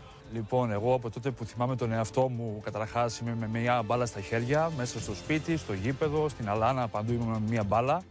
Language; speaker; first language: Greek; native; Greek